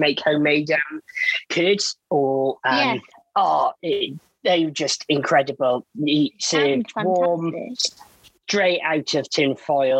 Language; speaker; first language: English; native; English